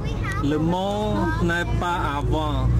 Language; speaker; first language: French; non-native, learner; Khmer